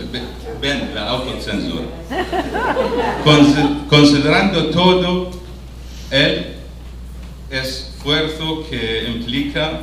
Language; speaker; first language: Spanish; non-native, fluent; Arabic